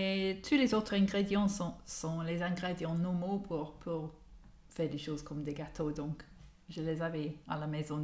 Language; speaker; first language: French; non-native, learner; English